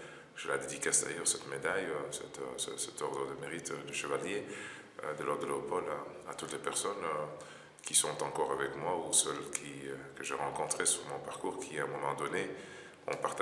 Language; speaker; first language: French; non-native, local second language; Lingala